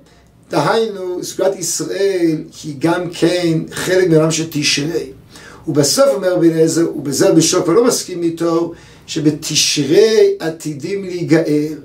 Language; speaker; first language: Hebrew; native; Hebrew